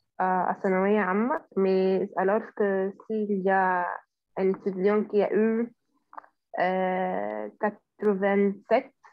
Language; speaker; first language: French; non-native, learner; Arabic